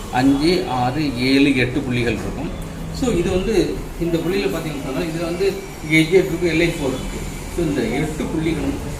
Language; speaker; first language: Tamil; native; Tamil